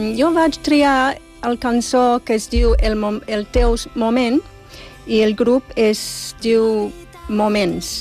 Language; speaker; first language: Catalan; non-native, fluent; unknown